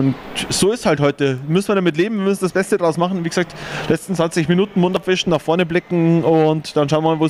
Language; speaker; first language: German; native; German